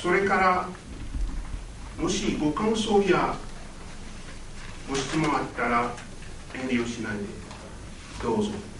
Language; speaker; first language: Japanese; non-native, fluent; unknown